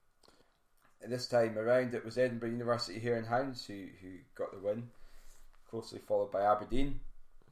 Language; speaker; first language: English; native; English